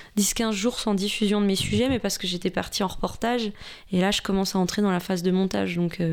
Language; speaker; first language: French; native; French